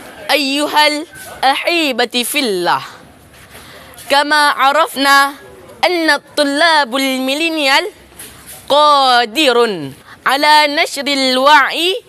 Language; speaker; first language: Arabic; non-native, learner; Indonesian